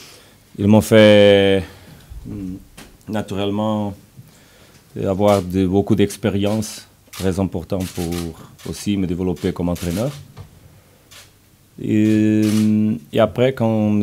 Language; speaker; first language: French; non-native, learner; Portuguese